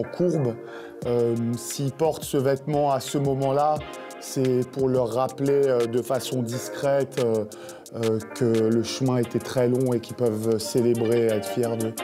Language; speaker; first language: French; native; French